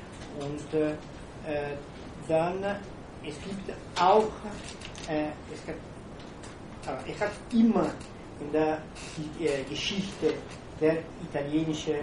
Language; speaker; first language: German; non-native, fluent; Italian